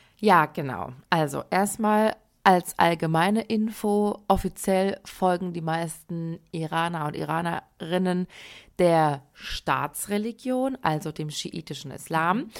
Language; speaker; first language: German; early bilingual, other home language; Persian